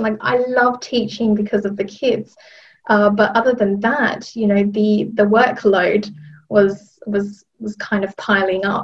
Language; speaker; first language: English; native; English